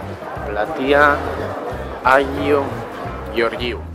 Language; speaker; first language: Greek; non-native, learner; Spanish